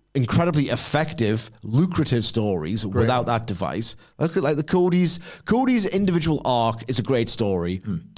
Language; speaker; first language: English; native; English